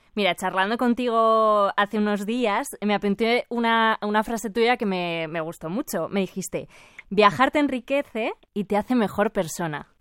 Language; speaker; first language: Spanish; native; Spanish